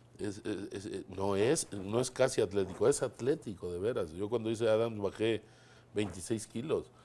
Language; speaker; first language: Spanish; native; Spanish